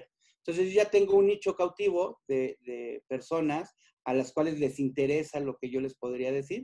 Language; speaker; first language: Spanish; native; Spanish